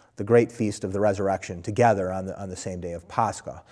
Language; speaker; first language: English; native; English